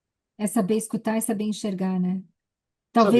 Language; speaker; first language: Portuguese; native; Portuguese